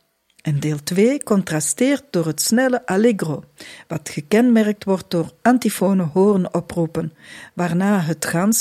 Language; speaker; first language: Dutch; native; Dutch